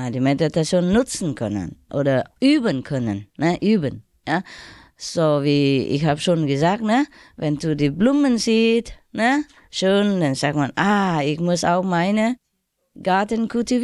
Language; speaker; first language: German; non-native, learner; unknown